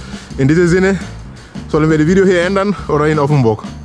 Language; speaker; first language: German; non-native, learner; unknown